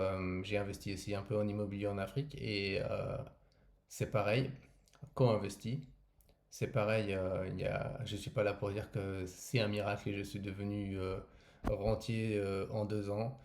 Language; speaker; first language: French; native; French